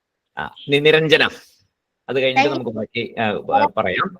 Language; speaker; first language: Malayalam; native; Malayalam